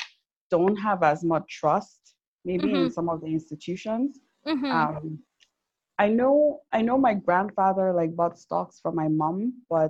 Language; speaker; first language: English; non-native, local second language; Yoruba